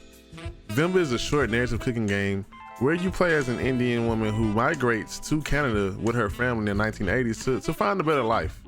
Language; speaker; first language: English; native; English